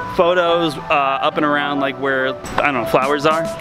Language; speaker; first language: English; native; English